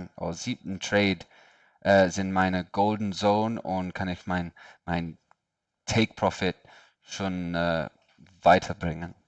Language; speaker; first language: German; non-native, learner; English